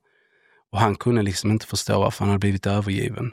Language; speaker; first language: Swedish; native; Swedish